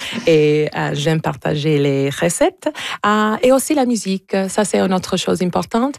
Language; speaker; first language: French; non-native, fluent; English